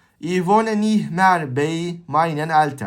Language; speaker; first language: German; non-native, learner; Turkish